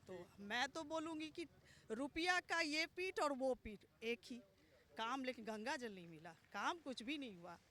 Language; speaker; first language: Hindi; non-native, local second language; Bangla